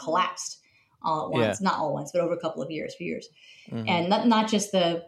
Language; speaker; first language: English; native; English